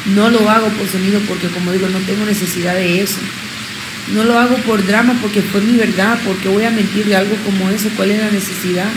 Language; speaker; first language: Spanish; early bilingual, other home language; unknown